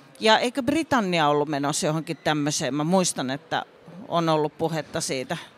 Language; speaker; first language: Finnish; native; Finnish